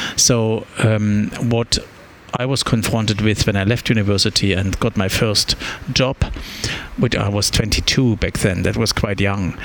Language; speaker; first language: English; non-native, fluent; German